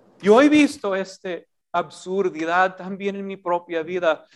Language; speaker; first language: Spanish; non-native, fluent; English